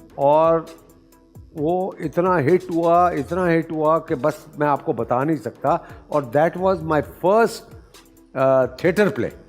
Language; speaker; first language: Urdu; native; Urdu